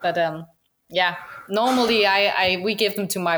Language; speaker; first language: English; non-native, fluent; Danish